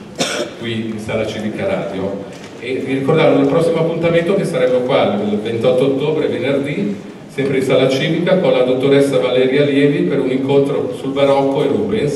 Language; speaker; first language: Italian; native; Italian